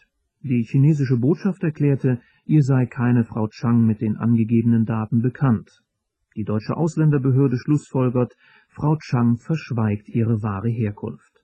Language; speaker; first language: German; native; German